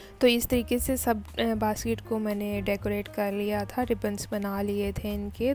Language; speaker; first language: Urdu; native; Urdu